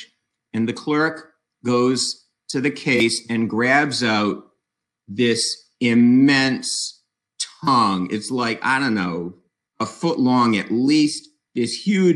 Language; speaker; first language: English; native; English